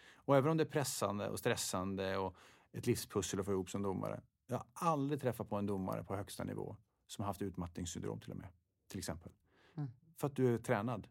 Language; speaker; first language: Swedish; native; Swedish